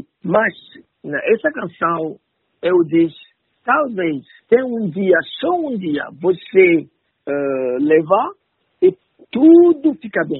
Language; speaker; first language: Portuguese; non-native, learner; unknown